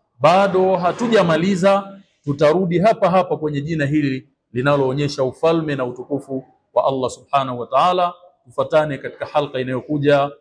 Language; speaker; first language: Swahili; native; Swahili